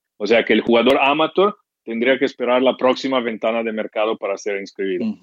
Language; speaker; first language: Spanish; non-native, fluent; English